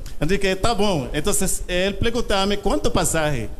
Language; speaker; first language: Portuguese; non-native, learner; Haitian Creole